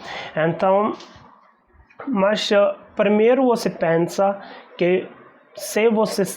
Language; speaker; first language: Portuguese; non-native, learner; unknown